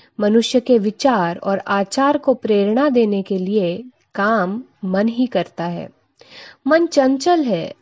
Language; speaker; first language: Hindi; non-native, local second language; Marathi